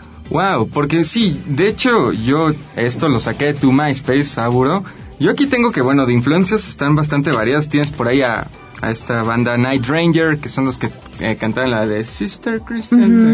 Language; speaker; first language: Spanish; native; Spanish